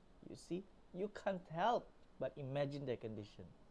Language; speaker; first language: English; non-native, local second language; Malay